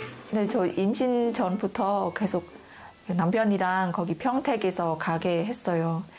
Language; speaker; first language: Korean; non-native, fluent; Khmer